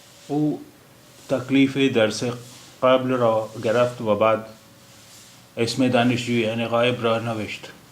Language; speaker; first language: Persian; non-native, fluent; Urdu